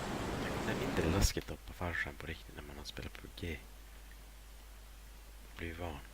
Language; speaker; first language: Swedish; native; Swedish